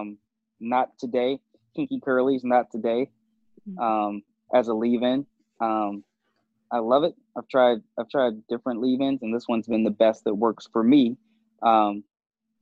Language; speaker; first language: English; native; English